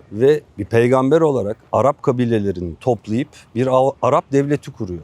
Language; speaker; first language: Turkish; native; Turkish